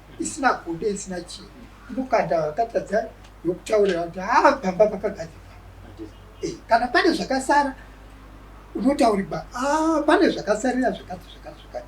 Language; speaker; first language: Shona; native; Shona